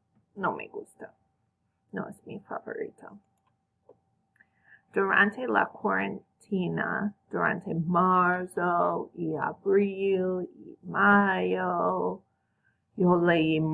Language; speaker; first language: Spanish; non-native, fluent; English